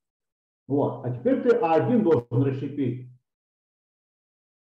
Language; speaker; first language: Russian; native; Russian